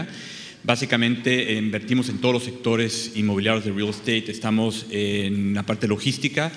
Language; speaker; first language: Spanish; native; Spanish